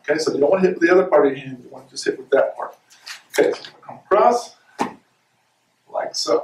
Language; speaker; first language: English; native; English